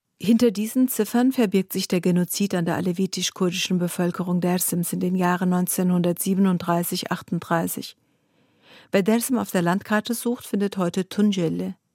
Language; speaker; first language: German; early bilingual, other home language; Zaza